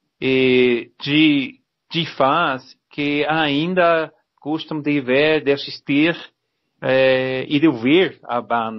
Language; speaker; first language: Portuguese; non-native, learner; Spanish